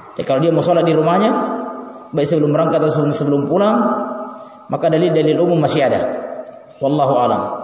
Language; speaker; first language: Indonesian; native; Indonesian